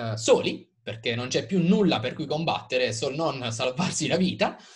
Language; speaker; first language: Italian; native; Italian